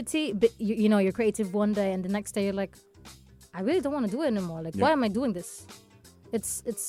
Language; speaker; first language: English; non-native, local second language; Cebuano